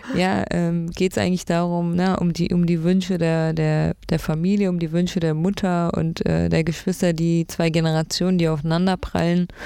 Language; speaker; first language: German; early bilingual, other home language; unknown